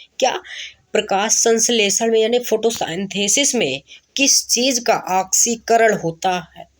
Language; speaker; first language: Hindi; native; Hindi